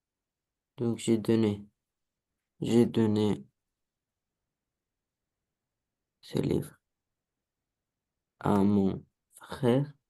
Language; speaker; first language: French; non-native, learner; Romanian